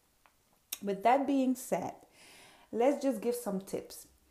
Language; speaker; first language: English; non-native, fluent; Dutch